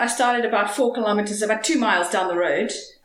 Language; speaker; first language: English; native; English